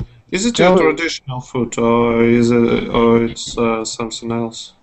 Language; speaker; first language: English; non-native, fluent; Russian